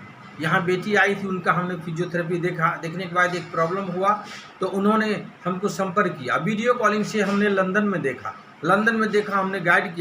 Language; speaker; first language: Hindi; native; Hindi